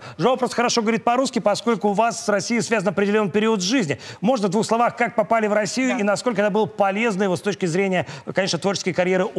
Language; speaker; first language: Russian; native; Russian